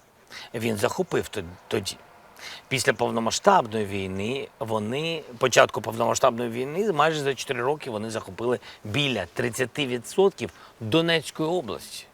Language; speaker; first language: Ukrainian; non-native, local second language; Russian